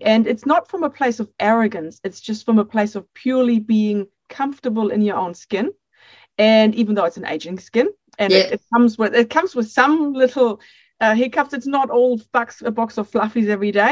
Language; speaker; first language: English; non-native, fluent; German